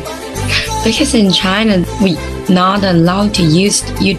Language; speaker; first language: English; non-native, learner; Chinese